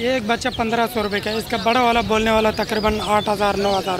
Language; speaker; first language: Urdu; non-native, local second language; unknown